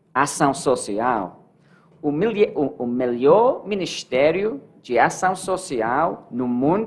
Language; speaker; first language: Portuguese; non-native, learner; English